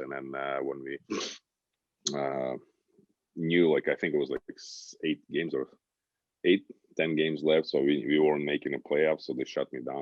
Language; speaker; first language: English; non-native, fluent; Russian